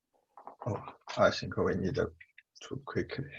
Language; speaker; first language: English; non-native, learner; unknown